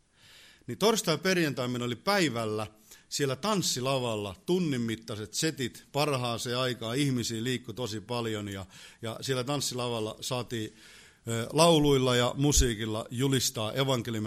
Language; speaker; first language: Finnish; native; Finnish